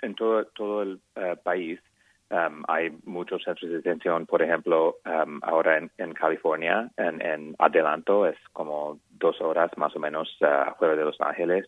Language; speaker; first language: Spanish; non-native, fluent; English